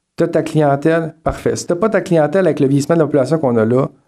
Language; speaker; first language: French; native; French